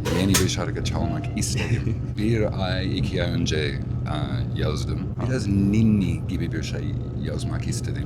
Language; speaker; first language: Turkish; non-native, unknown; English